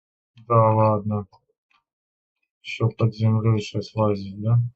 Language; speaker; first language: Russian; native; Russian